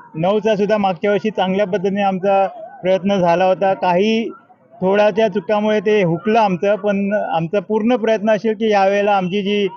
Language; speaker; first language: Marathi; native; Marathi